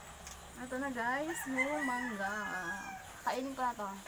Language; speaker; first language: Filipino; native; Filipino